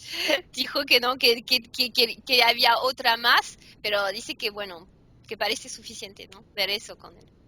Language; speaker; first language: Spanish; non-native, fluent; French